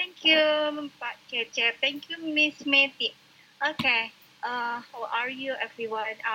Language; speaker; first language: English; non-native, local second language; Indonesian